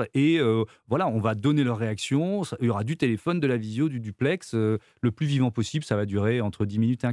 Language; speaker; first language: French; native; French